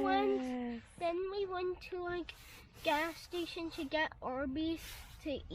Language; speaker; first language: English; early bilingual, other home language; Spanish